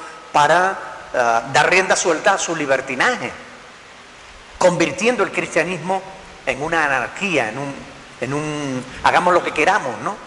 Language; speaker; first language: Spanish; native; Spanish